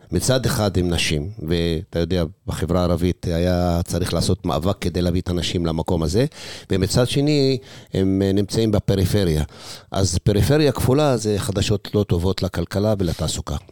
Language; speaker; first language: Hebrew; non-native, local second language; Arabic